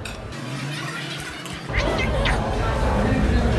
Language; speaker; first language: Korean; native; Korean